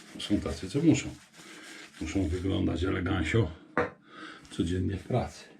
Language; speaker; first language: Polish; native; Polish